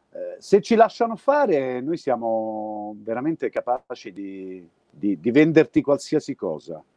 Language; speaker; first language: Italian; native; Italian